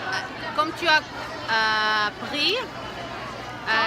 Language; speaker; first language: French; non-native, learner; English